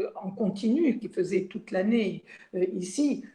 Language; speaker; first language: French; non-native, local second language; Arabic